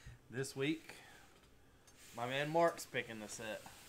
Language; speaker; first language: English; native; English